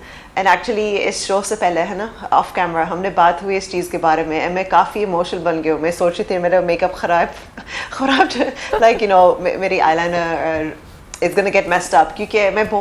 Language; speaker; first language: Hindi; early bilingual, heritage; English